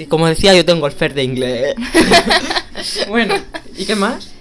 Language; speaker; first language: Spanish; native; Spanish